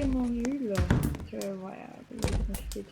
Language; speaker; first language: French; native; French